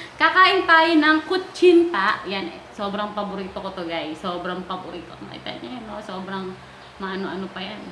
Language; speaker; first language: Filipino; native; Filipino